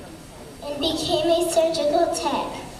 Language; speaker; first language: English; native; English